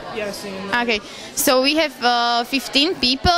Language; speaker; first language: English; non-native, fluent; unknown